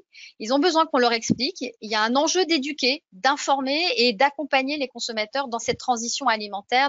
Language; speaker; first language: French; native; French